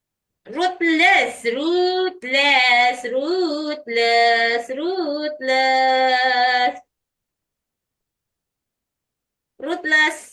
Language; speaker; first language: English; non-native, learner; Indonesian